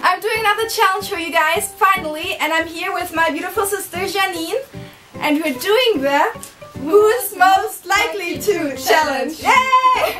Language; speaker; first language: English; non-native, fluent; German